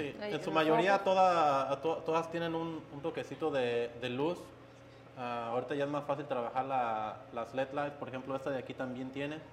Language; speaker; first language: Spanish; native; Spanish